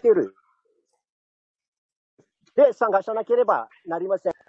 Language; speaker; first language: Japanese; non-native, fluent; Malagasy